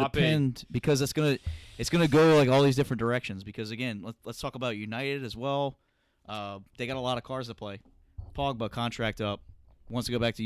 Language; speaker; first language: English; native; English